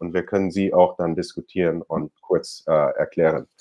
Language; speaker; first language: German; non-native, fluent; English